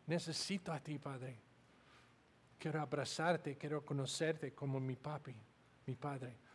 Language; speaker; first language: Spanish; non-native, learner; English